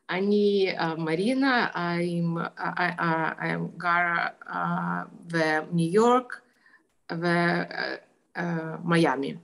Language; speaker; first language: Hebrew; non-native, learner; Russian